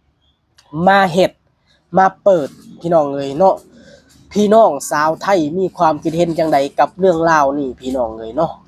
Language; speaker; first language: Thai; non-native, local second language; Lao